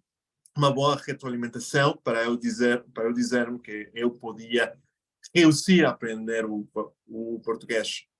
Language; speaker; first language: Portuguese; non-native, fluent; Spanish